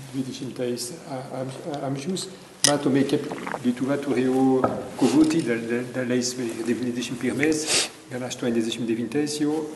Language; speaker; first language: Lithuanian; non-native, learner; French